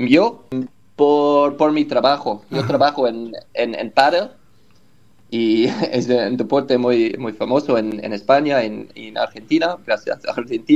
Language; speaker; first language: Spanish; non-native, learner; English